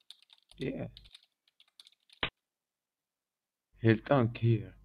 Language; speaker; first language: English; non-native, learner; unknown